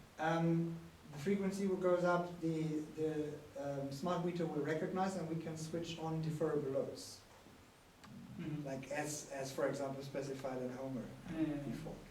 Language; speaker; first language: English; non-native, fluent; German